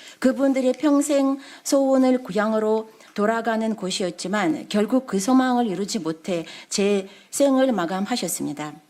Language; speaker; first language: Korean; non-native, fluent; Russian